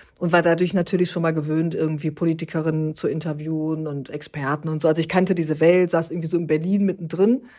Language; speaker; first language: German; early bilingual, other home language; Turkish